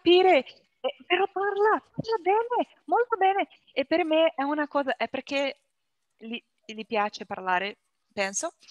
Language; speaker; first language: Italian; non-native, learner; Portuguese